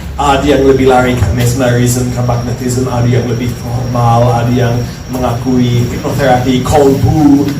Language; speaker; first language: Indonesian; non-native, fluent; English